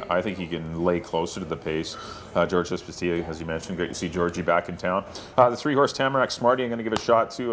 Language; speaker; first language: English; native; English